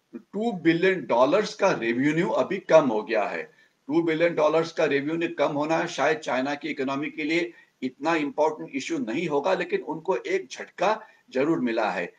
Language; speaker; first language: Hindi; non-native, local second language; Marathi